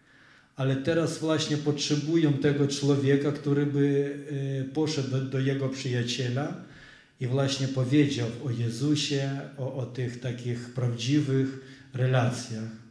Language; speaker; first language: Polish; non-native, fluent; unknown